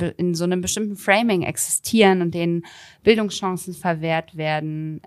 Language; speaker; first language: German; native; German